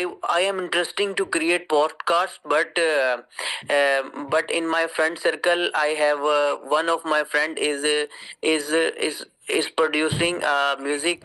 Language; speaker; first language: English; non-native, learner; Urdu